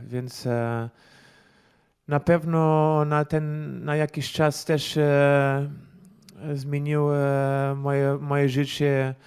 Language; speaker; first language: Polish; non-native, learner; Portuguese